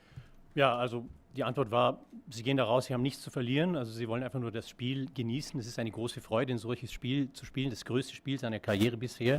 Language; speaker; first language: German; native; German